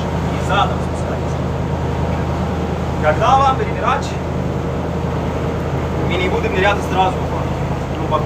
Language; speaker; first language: Russian; non-native, learner; Arabic